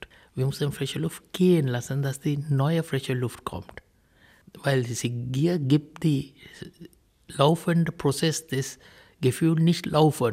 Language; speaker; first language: German; non-native, fluent; Sinhala